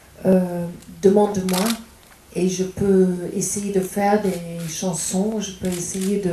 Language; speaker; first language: French; non-native, fluent; English